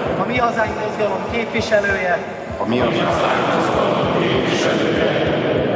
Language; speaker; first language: Hungarian; native; Hungarian